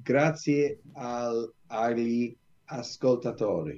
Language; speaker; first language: Italian; non-native, learner; English